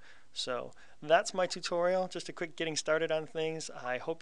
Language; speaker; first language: English; native; English